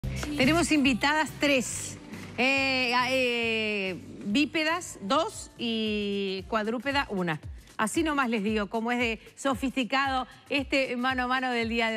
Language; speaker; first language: Spanish; native; Spanish